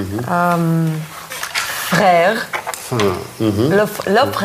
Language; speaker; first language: French; non-native, learner; Russian